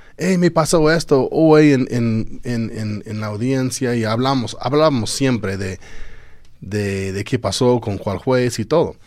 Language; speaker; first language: Spanish; non-native, fluent; English